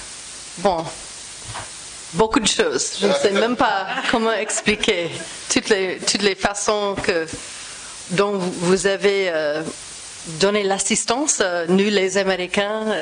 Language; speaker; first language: French; non-native, fluent; English